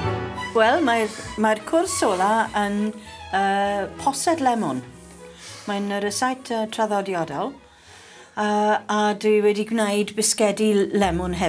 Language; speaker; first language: Welsh; non-native, learner; English